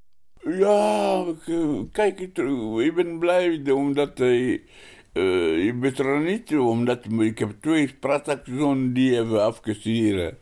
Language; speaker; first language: Dutch; non-native, learner; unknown